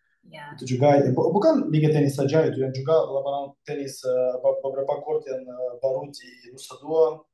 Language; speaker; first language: Indonesian; non-native, fluent; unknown